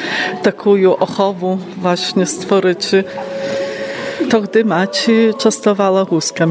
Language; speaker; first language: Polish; non-native, local second language; Ukrainian